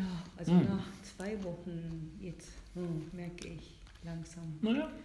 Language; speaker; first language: German; non-native, fluent; Japanese